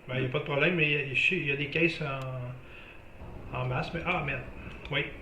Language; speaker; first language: French; native; French